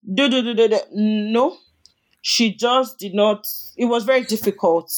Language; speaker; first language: English; non-native, local second language; Yoruba